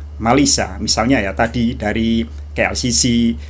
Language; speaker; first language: Indonesian; native; Indonesian